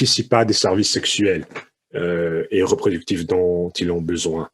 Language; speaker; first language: French; early bilingual, other home language; Spanish